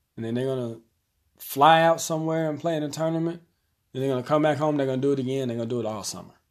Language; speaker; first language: English; native; English